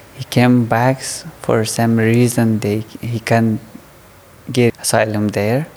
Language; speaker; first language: English; non-native, learner; Persian